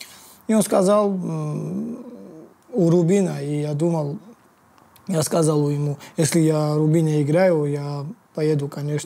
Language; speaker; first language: Russian; non-native, learner; Georgian